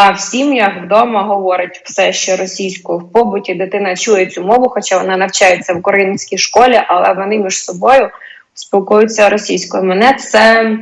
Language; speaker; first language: Ukrainian; non-native, local second language; Russian